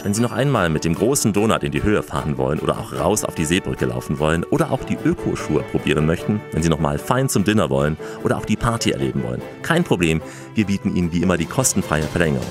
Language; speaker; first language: German; native; German